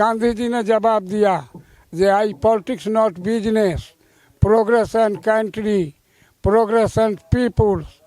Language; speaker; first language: Hindi; native; Hindi